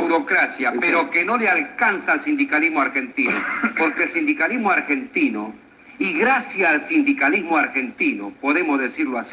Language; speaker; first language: Spanish; native; Spanish